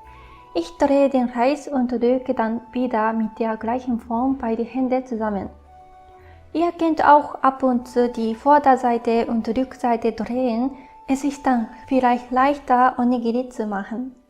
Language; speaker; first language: German; non-native, fluent; Japanese